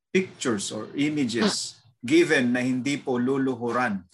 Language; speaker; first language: Filipino; native; Filipino